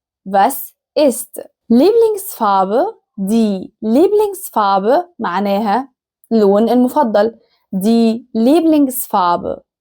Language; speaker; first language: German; non-native, fluent; Arabic